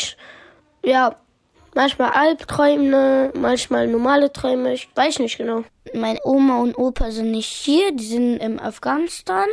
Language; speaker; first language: German; early bilingual, other home language; Pashto